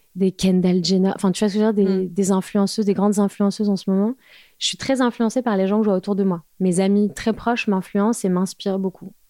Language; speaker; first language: French; native; French